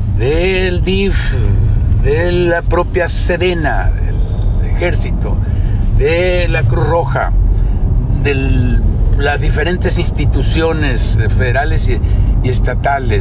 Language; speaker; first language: Spanish; native; Spanish